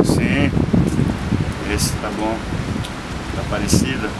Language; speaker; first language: Spanish; non-native, learner; Portuguese